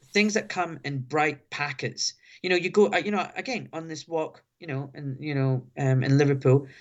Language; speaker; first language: English; native; English